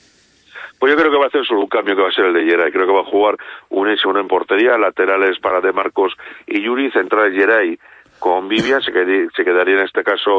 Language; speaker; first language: Spanish; native; Spanish